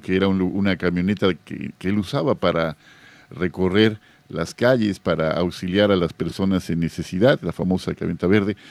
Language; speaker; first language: Spanish; native; Spanish